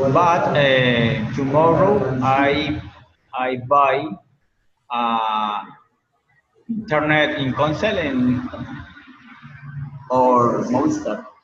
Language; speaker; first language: English; non-native, learner; Spanish